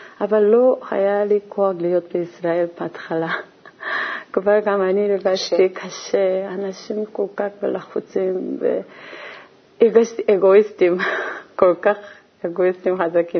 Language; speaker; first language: Hebrew; non-native, learner; Korean